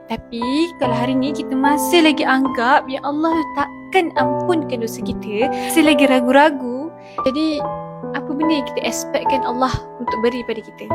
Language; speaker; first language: Malay; native; Malay